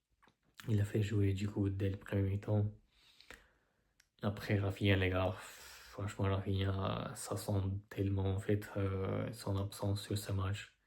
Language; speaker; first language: French; non-native, fluent; Albanian